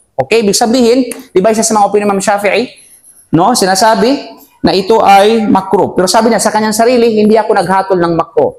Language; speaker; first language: Filipino; non-native, local second language; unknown